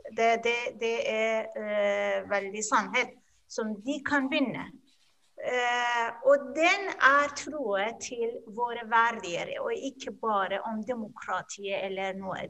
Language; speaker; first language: Norwegian; non-native, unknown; Persian